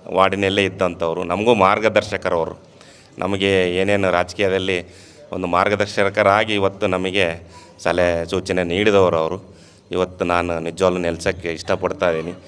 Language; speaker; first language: Kannada; native; Kannada